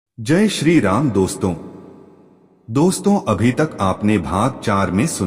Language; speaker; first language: Hindi; native; Hindi